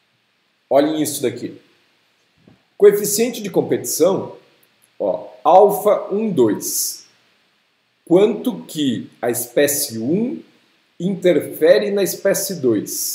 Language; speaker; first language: Portuguese; native; Portuguese